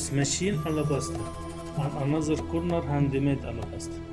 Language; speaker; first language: English; non-native, learner; Arabic